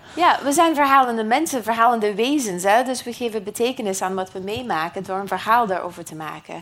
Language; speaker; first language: Dutch; non-native, fluent; English